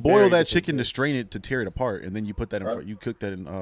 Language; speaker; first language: English; native; English